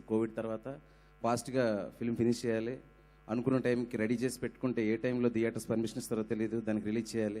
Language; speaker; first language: Telugu; native; Telugu